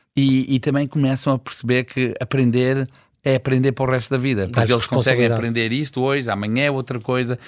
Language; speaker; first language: Portuguese; early bilingual, heritage; Portuguese